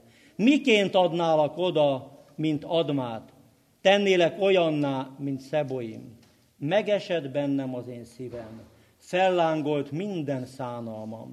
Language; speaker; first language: Hungarian; native; Hungarian